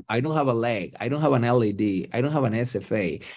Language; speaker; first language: English; non-native, fluent; Spanish